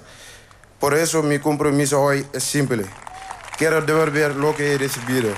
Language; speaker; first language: Spanish; non-native, learner; Wolof